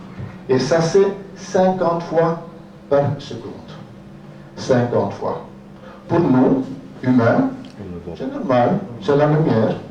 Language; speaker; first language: French; non-native, local second language; Dutch